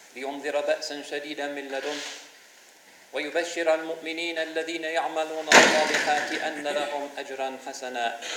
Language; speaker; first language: Arabic; non-native, fluent; English